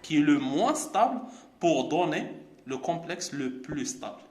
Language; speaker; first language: French; non-native, local second language; Arabic